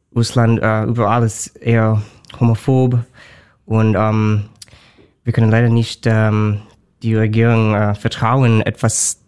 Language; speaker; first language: German; non-native, learner; English